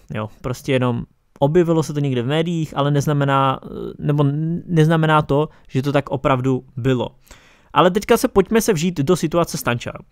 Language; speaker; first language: Czech; native; Czech